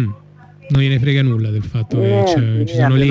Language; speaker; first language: Italian; native; Italian